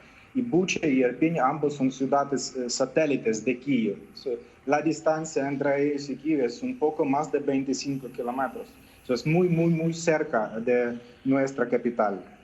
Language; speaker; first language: Spanish; non-native, fluent; Ukrainian